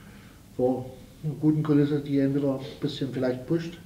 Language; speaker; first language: German; native; German